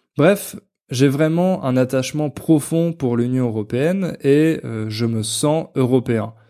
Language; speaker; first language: French; native; French